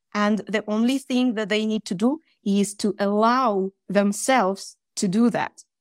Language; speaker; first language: English; non-native, fluent; Russian